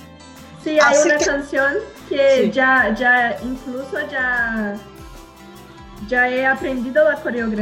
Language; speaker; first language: Spanish; non-native, learner; Portuguese